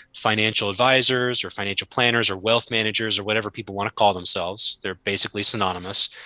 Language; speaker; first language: English; native; English